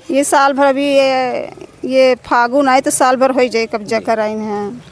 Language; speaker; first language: Hindi; native; Hindi